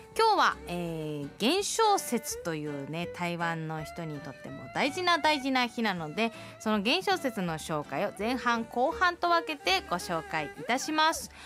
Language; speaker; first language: Japanese; non-native, fluent; Chinese